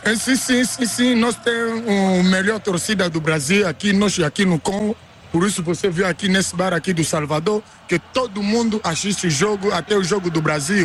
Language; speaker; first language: Portuguese; non-native, learner; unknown